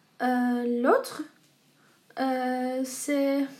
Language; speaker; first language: French; non-native, learner; Turkish